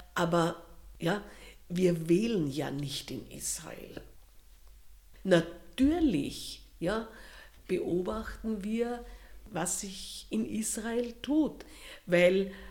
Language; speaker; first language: German; native; German